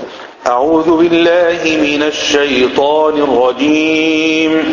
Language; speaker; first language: Arabic; native; Arabic